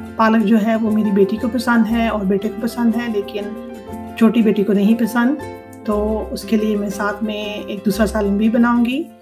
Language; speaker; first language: Urdu; native; Urdu